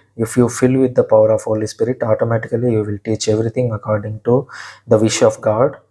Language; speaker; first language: English; non-native, local second language; Telugu